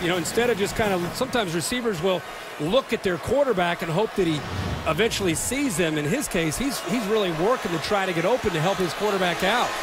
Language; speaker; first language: English; native; English